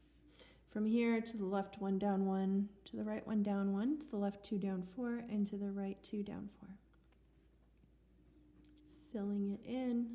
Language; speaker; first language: English; native; English